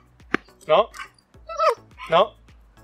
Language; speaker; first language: Spanish; native; Spanish